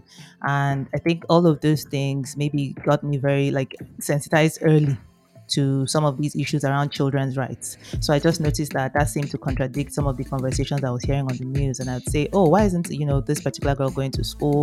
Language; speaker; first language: English; non-native, local second language; Yoruba